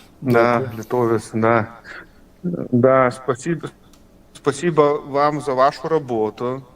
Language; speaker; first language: Russian; non-native, fluent; Lithuanian